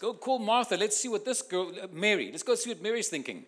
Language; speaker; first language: English; native; English